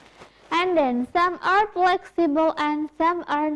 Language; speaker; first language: English; non-native, fluent; Indonesian